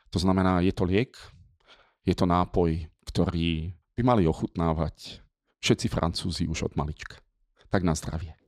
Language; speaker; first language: Slovak; native; Slovak